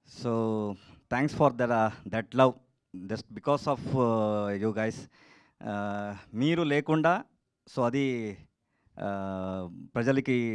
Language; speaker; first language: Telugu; non-native, learner; Kannada